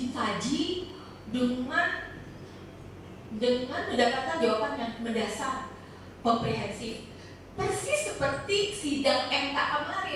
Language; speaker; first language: Indonesian; native; Indonesian